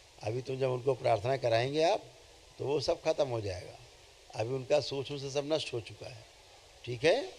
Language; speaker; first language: Hindi; native; Hindi